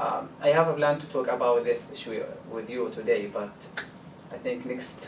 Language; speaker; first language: English; non-native, learner; Arabic